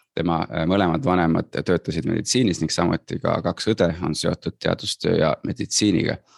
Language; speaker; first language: Estonian; native; Estonian